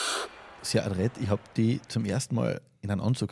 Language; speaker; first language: German; native; German